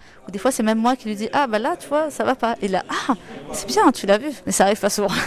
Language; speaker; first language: French; non-native, fluent; Portuguese